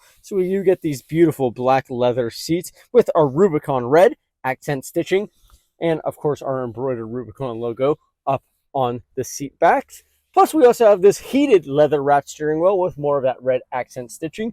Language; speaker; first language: English; native; English